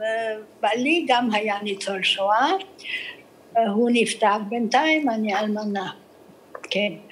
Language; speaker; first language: Hebrew; early bilingual, other home language; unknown